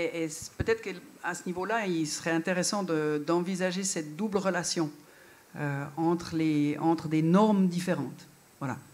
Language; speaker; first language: French; native; French